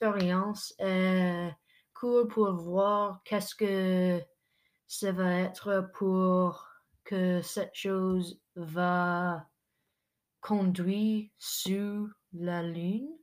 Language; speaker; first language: French; non-native, local second language; English